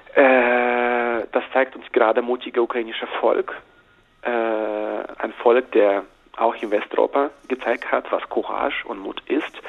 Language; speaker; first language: German; non-native, fluent; Russian